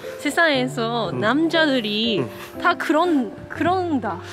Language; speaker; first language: Korean; non-native, learner; Japanese